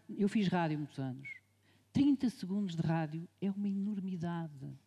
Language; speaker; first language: Portuguese; native; Portuguese